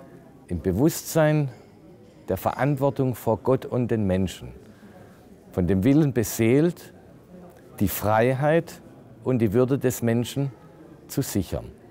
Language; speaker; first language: German; native; German